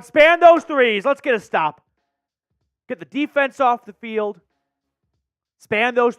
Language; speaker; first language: English; native; English